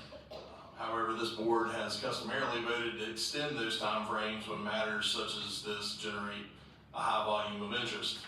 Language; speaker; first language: English; native; English